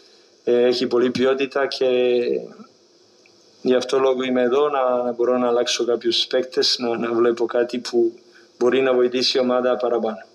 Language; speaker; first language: Greek; non-native, fluent; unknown